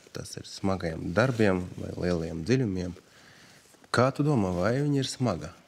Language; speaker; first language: Latvian; non-native, local second language; Russian